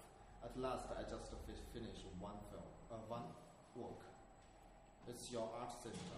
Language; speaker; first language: English; non-native, learner; Chinese